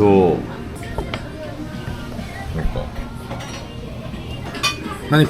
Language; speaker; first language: Japanese; non-native, fluent; Korean